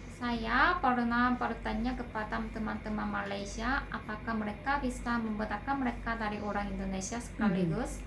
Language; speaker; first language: Indonesian; non-native, learner; Korean